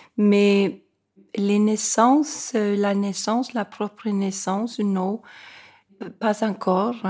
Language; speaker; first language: French; non-native, fluent; Icelandic